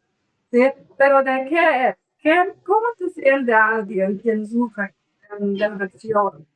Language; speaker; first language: Spanish; non-native, learner; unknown